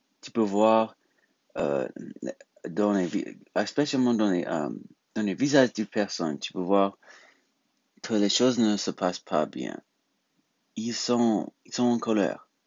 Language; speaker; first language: French; non-native, learner; English